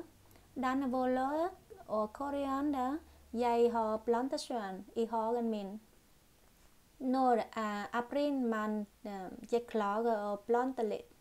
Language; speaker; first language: Norwegian; non-native, learner; Vietnamese